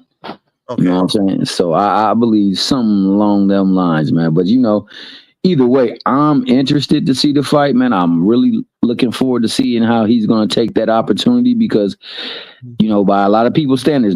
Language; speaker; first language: English; native; English